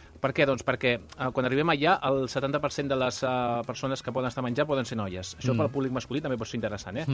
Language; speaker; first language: Catalan; non-native, local second language; Spanish